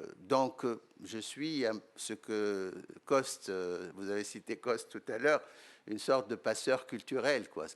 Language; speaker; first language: French; non-native, local second language; Arabic